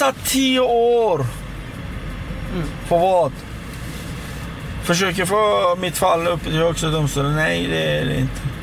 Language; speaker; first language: Swedish; non-native, fluent; Persian